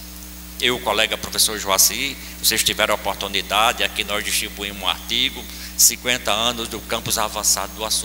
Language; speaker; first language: Portuguese; native; Portuguese